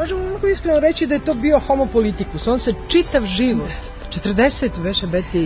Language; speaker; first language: Serbian; native; Serbian